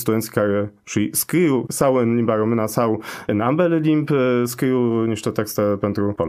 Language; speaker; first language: Romanian; non-native, fluent; Polish